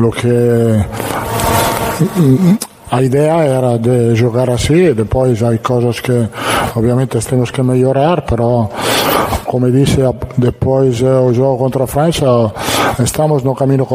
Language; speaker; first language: Portuguese; non-native, learner; Italian